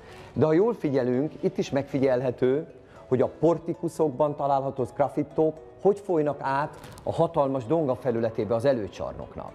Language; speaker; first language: Hungarian; native; Hungarian